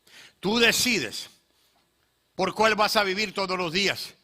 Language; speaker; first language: Spanish; native; Spanish